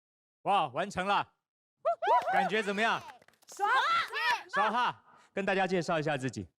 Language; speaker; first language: Chinese; native; Chinese